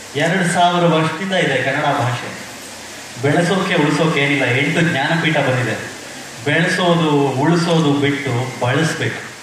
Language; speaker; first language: Kannada; native; Kannada